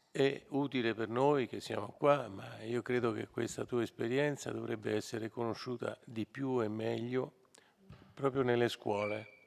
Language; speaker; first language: Italian; native; Italian